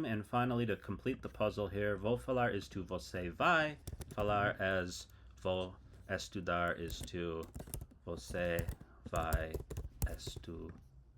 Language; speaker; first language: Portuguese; non-native, fluent; English